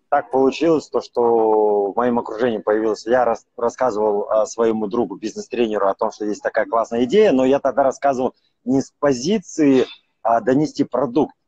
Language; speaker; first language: Russian; native; Russian